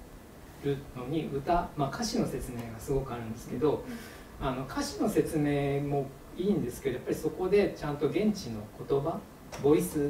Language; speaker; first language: Japanese; native; Japanese